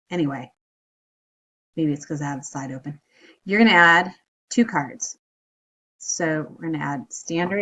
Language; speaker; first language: English; native; English